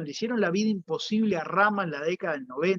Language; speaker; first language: Spanish; native; Spanish